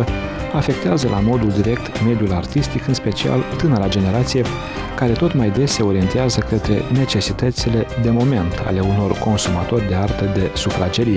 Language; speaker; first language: Romanian; native; Romanian